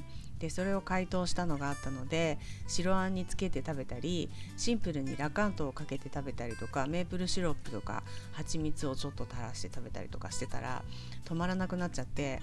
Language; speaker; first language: Japanese; native; Japanese